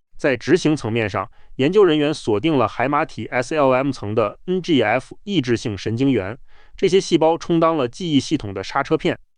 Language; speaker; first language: Chinese; native; Chinese